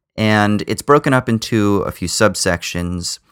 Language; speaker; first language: English; native; English